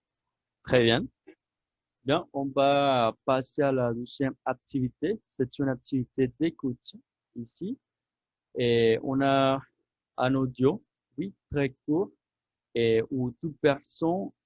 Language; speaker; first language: French; non-native, fluent; Spanish